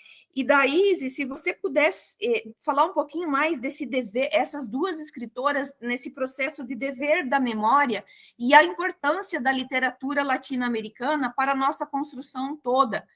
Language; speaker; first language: Portuguese; native; Portuguese